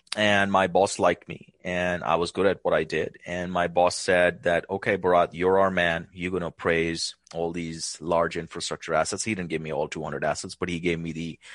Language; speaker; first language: English; non-native, local second language; Hindi